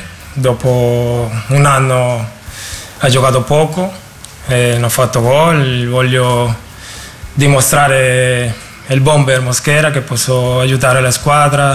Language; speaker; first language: Italian; non-native, learner; Spanish